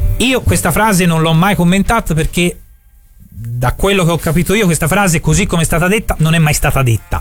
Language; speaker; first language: Italian; native; Italian